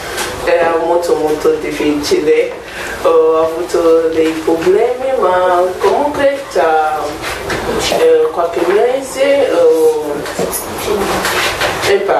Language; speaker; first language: Italian; non-native, learner; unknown